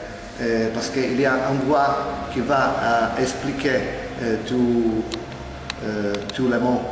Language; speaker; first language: French; non-native, learner; Italian